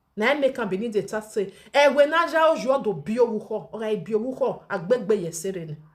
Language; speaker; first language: Nigerian Pidgin; native; Nigerian Pidgin